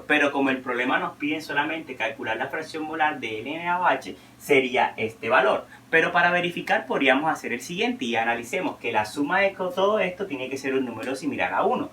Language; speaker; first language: Spanish; native; Spanish